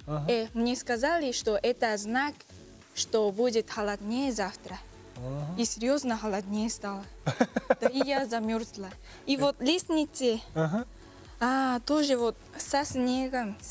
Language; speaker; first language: Russian; non-native, learner; Japanese